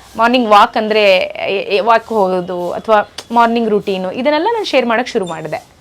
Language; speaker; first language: Kannada; non-native, local second language; Urdu